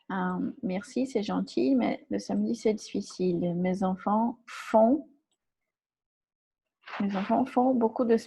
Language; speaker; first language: French; non-native, fluent; Portuguese